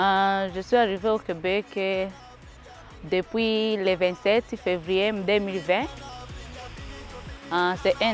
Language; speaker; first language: French; non-native, learner; Swahili